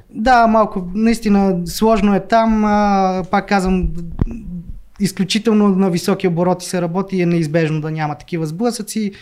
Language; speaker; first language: Bulgarian; native; Bulgarian